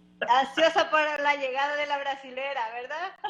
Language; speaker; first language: Spanish; non-native, fluent; Portuguese